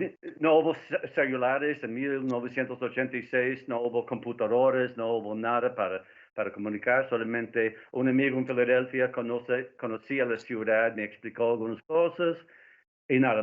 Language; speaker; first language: Spanish; non-native, fluent; English